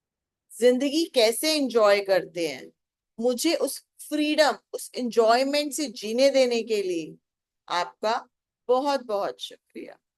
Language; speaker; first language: Hindi; native; Hindi